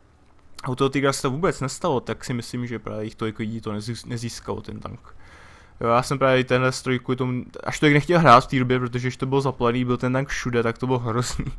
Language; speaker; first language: Czech; native; Czech